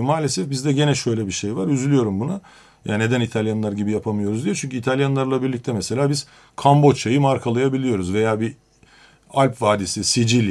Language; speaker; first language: Turkish; native; Turkish